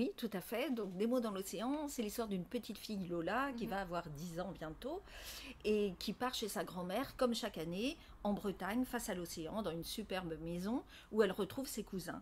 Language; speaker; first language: French; native; French